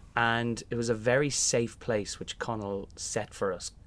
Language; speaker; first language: English; native; English